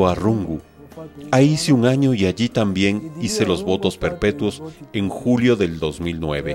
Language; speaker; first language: Spanish; non-native, fluent; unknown